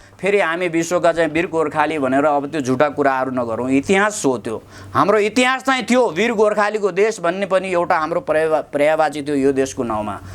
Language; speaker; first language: Nepali; native; Nepali